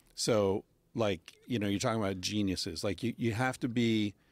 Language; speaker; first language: English; native; English